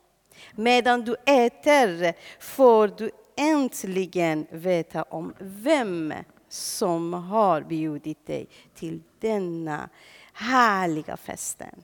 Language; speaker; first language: Swedish; non-native, fluent; Persian